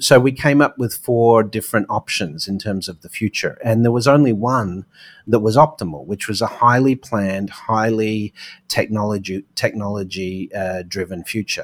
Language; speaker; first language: English; native; English